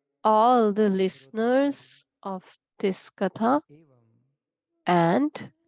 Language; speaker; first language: English; non-native, local second language; Hindi